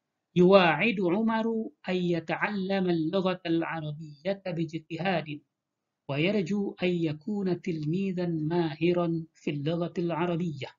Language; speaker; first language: Arabic; non-native, fluent; Indonesian